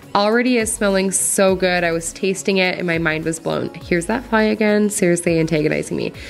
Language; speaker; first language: English; native; English